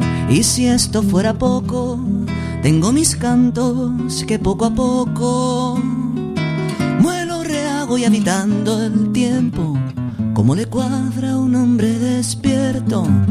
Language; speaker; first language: Spanish; native; Spanish